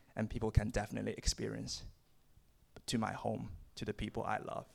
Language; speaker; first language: English; non-native, fluent; Chinese